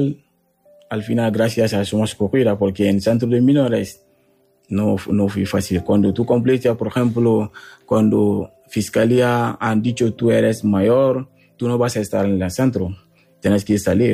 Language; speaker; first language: Spanish; non-native, learner; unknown